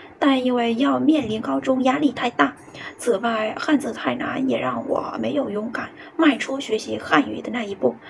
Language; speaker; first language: Chinese; non-native, fluent; Vietnamese